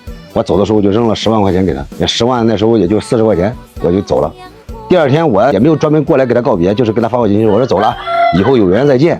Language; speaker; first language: Chinese; native; Chinese